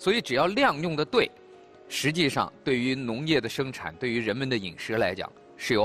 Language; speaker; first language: Chinese; native; Chinese